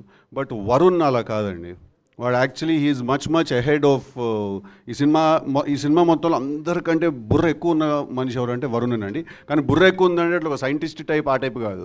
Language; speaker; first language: Telugu; native; Telugu